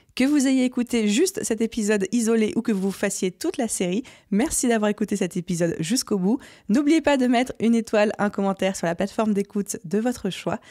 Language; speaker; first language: French; native; French